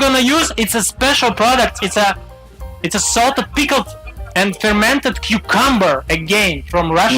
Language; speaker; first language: English; non-native, fluent; Russian